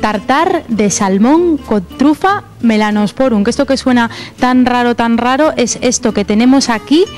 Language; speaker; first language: Spanish; native; Spanish